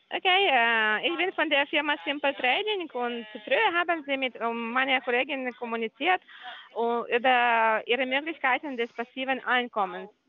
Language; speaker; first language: German; non-native, learner; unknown